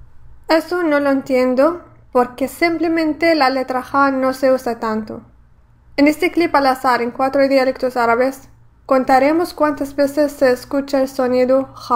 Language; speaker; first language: Spanish; non-native, fluent; Arabic